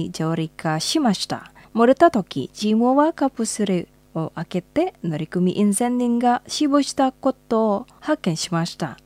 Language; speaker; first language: Japanese; non-native, fluent; Indonesian